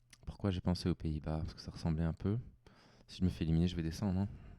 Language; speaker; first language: French; native; French